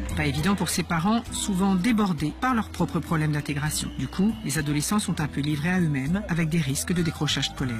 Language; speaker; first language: French; native; French